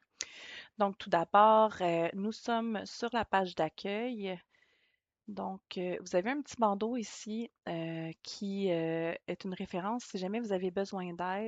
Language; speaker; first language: French; native; French